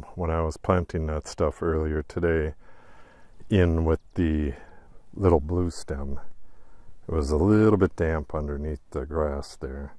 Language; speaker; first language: English; native; English